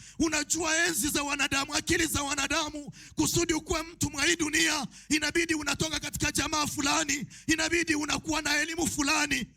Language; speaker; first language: Swahili; native; Swahili